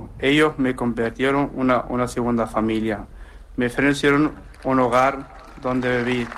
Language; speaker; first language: Spanish; non-native, learner; Arabic